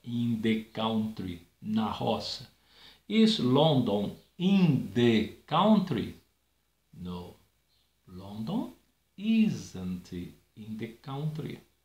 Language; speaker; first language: English; non-native, fluent; Portuguese